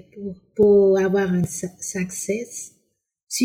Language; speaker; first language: French; non-native, fluent; Spanish